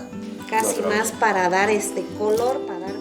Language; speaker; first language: Spanish; native; Spanish